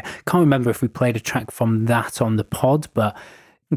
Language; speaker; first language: English; native; English